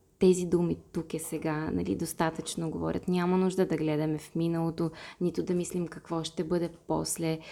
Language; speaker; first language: Bulgarian; non-native, fluent; Russian